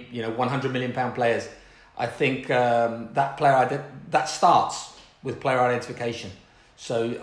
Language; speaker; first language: English; native; English